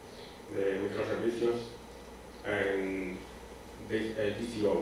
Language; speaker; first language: Spanish; native; Spanish